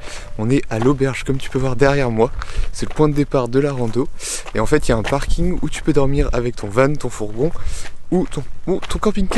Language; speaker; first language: French; native; French